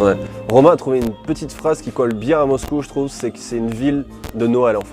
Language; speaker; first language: French; native; French